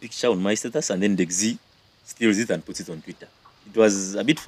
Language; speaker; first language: English; non-native, local second language; Nyankole